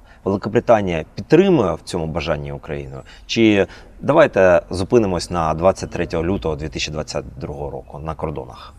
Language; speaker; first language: Ukrainian; native; Ukrainian